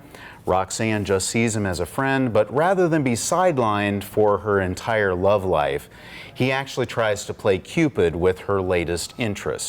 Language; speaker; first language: English; native; English